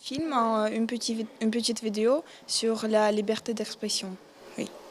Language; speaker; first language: French; non-native, learner; Ukrainian